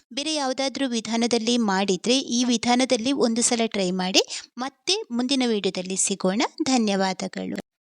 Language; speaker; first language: Kannada; non-native, local second language; Tulu